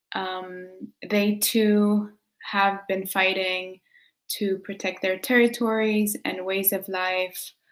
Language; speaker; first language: English; early bilingual, other home language; Quechua